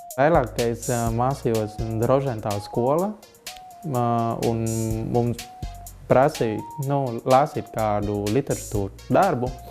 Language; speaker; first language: Latvian; non-native, learner; Vietnamese